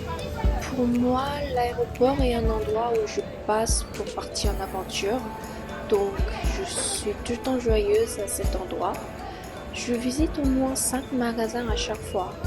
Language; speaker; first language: French; non-native, fluent; Korean